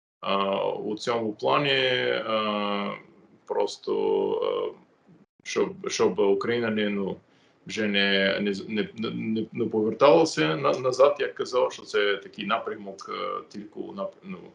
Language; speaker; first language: Ukrainian; non-native, fluent; English